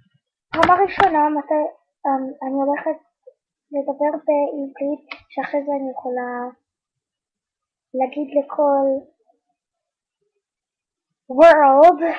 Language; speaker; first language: Hebrew; early bilingual, heritage; English